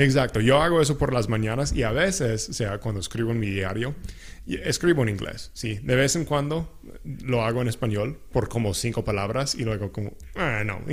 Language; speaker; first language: Spanish; non-native, local second language; English